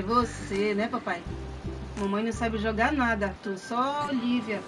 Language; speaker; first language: Portuguese; native; Portuguese